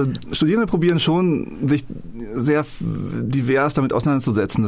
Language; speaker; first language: German; early bilingual, other home language; Polish